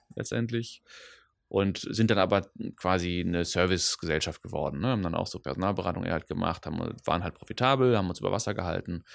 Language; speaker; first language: German; non-native, local second language; Dutch